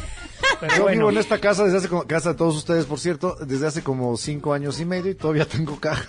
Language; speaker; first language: Spanish; native; Spanish